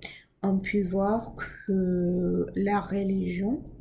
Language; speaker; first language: French; non-native, learner; English